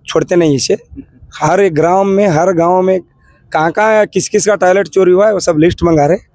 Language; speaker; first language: Hindi; non-native, local second language; Kannada